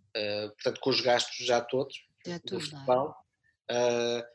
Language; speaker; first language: Portuguese; native; Portuguese